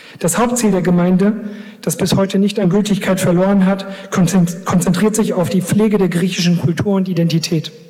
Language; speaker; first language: German; early bilingual, other home language; Greek